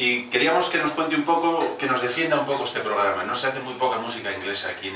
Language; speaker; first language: Spanish; native; Spanish